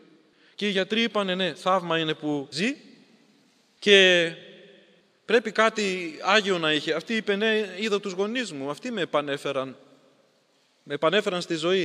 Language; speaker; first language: Greek; native; Greek